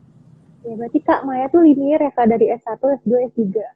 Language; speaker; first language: Indonesian; native; Indonesian